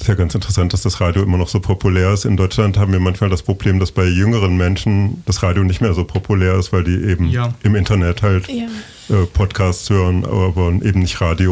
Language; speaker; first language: German; native; German